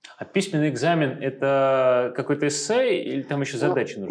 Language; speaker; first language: Russian; native; Russian